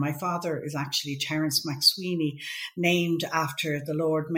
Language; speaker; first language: English; native; English